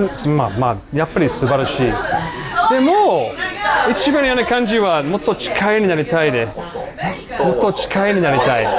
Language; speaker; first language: Japanese; non-native, learner; English